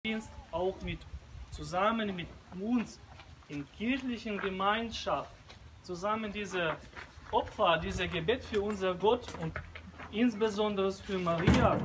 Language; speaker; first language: German; non-native, learner; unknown